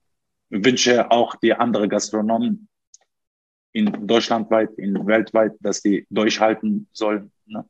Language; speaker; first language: German; non-native, learner; Turkish